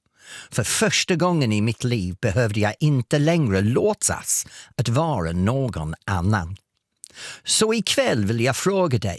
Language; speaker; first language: Swedish; non-native, fluent; English